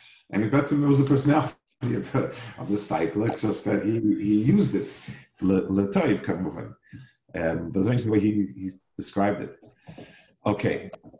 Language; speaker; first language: English; native; English